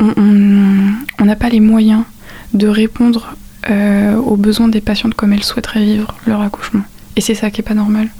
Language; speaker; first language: French; native; French